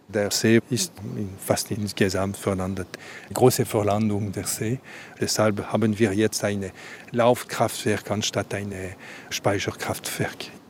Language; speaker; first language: German; non-native, local second language; French